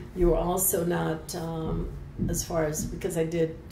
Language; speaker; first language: English; native; English